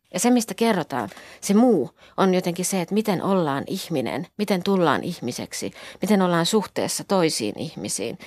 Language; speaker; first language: Finnish; native; Finnish